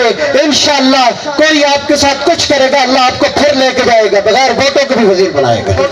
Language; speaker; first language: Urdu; non-native, local second language; Punjabi